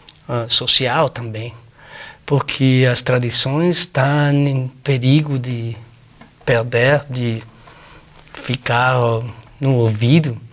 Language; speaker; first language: Portuguese; non-native, fluent; Spanish